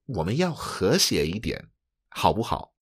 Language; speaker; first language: Chinese; non-native, fluent; English